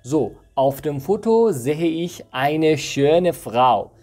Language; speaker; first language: German; non-native, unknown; Persian